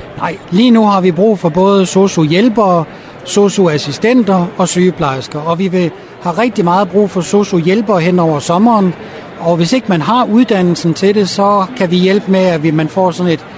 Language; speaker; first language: Danish; native; Danish